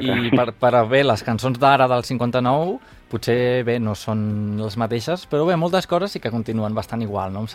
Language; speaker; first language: Catalan; native; Catalan